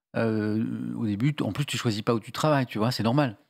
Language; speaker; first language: French; native; French